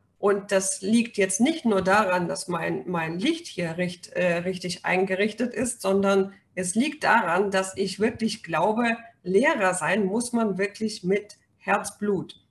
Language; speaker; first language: German; non-native, fluent; Russian